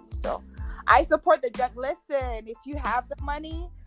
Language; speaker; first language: English; non-native, local second language; Akan